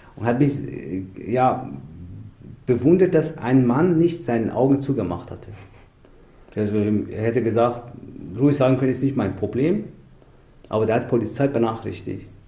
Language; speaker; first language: German; non-native, fluent; Persian